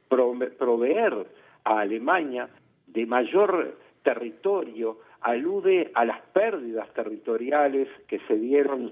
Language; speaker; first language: Spanish; native; Spanish